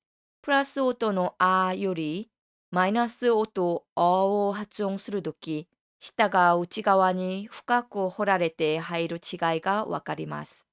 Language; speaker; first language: Japanese; non-native, fluent; Korean